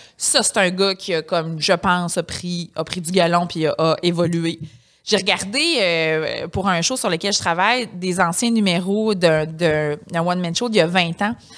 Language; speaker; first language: French; native; French